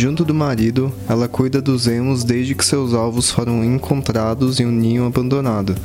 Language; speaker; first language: Portuguese; native; Portuguese